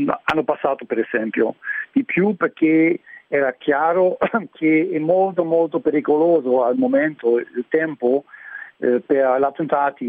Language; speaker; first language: Italian; non-native, learner; German